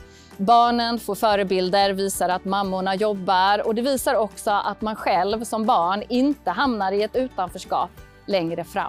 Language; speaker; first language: Swedish; native; Swedish